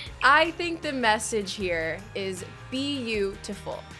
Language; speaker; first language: English; native; English